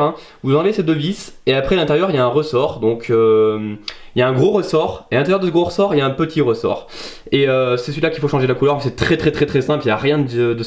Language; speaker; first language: French; native; French